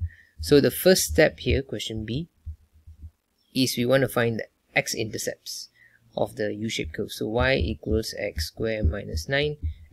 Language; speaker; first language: English; non-native, local second language; Malay